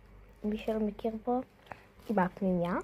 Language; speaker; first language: Hebrew; native; Hebrew